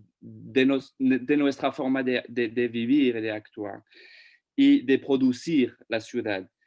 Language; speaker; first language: Spanish; non-native, fluent; French